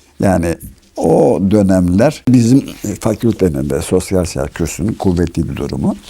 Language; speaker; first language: Turkish; native; Turkish